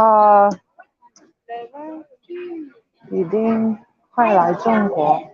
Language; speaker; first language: Chinese; non-native, learner; Afrikaans